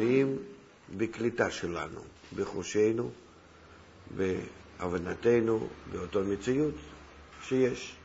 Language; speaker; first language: Hebrew; non-native, fluent; Russian